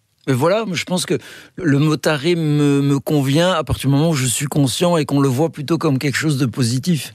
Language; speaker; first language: French; native; French